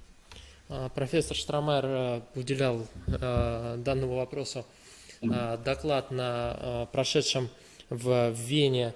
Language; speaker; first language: Russian; native; Russian